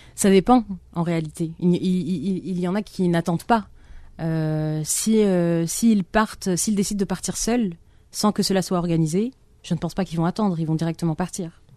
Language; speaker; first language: French; non-native, local second language; Arabic